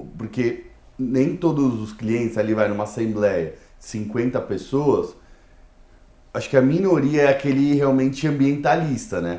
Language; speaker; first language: Portuguese; native; Portuguese